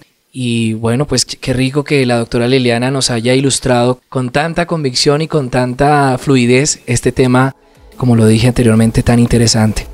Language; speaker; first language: Spanish; native; Spanish